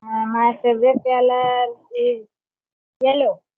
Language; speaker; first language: English; non-native, learner; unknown